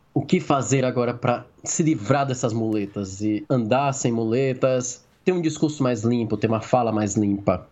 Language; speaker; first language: Portuguese; native; Portuguese